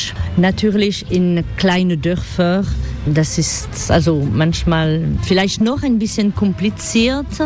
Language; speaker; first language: German; non-native, fluent; French